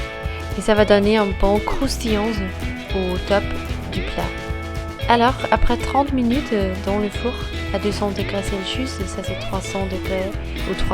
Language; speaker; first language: French; non-native, fluent; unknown